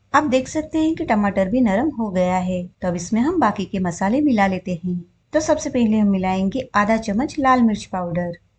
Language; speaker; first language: Hindi; native; Hindi